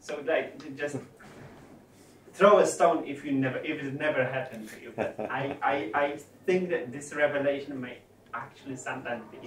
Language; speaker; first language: English; non-native, fluent; Polish